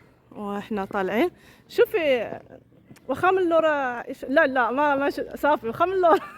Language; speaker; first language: Arabic; native; Arabic